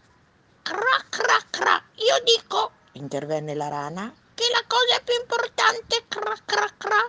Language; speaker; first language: Italian; native; Italian